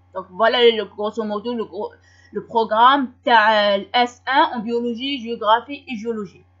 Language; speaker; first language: French; non-native, local second language; Arabic